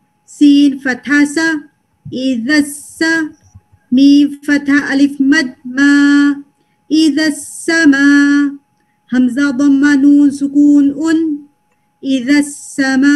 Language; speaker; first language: Arabic; non-native, learner; Urdu